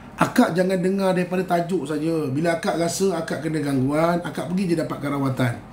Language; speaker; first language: Malay; native; Malay